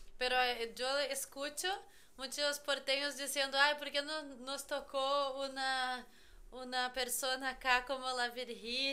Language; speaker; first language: Spanish; non-native, fluent; Portuguese